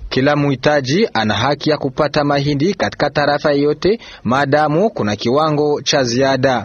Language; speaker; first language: Swahili; non-native, local second language; Rundi